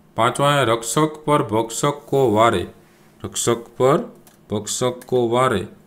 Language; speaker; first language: Hindi; non-native, local second language; Gujarati